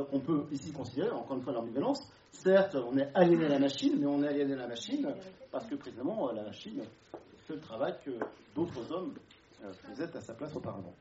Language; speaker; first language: French; native; French